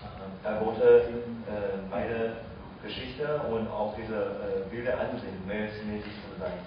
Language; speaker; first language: German; non-native, fluent; Chinese